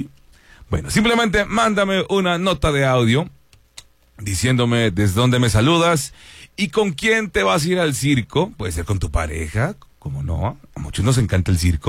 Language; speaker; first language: Spanish; native; Spanish